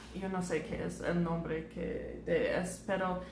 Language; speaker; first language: Spanish; non-native, learner; English